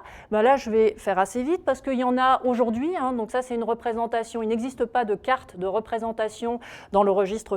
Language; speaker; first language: French; native; French